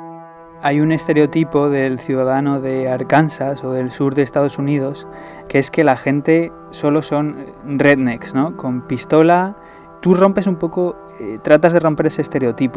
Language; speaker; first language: Spanish; native; Spanish